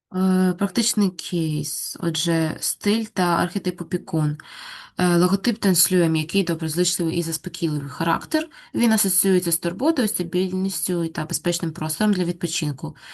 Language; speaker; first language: Ukrainian; native; Ukrainian